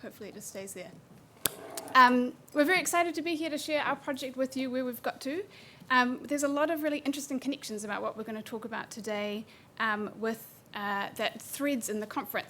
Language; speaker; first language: English; native; English